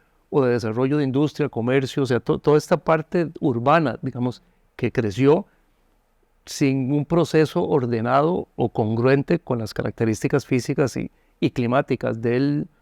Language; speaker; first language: Spanish; native; Spanish